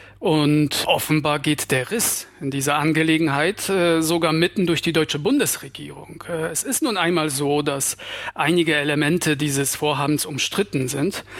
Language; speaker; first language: German; non-native, fluent; Polish